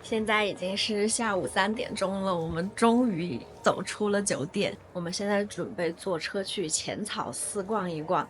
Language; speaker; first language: Chinese; native; Chinese